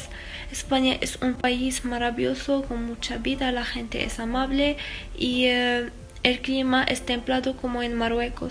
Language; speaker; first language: Spanish; non-native, fluent; Arabic